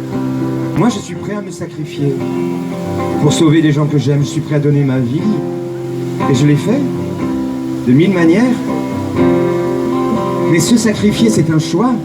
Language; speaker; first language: French; native; French